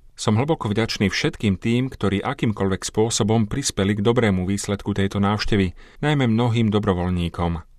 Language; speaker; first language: Slovak; native; Slovak